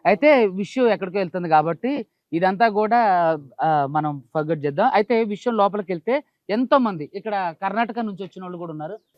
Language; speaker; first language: Telugu; native; Telugu